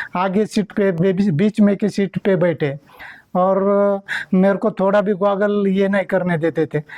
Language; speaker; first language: Hindi; non-native, local second language; Marathi